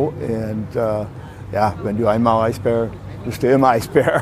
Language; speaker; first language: German; non-native, learner; English